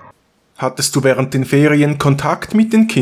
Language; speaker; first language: German; native; German